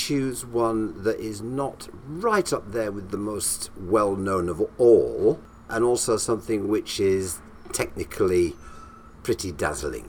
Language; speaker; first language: English; native; English